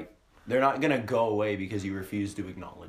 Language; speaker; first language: English; native; English